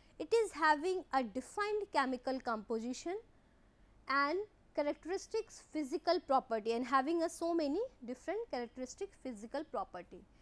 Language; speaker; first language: English; non-native, local second language; Hindi